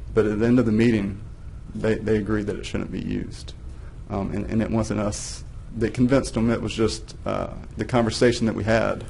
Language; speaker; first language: English; native; English